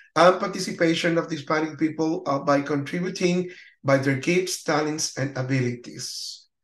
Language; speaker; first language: English; non-native, learner; Spanish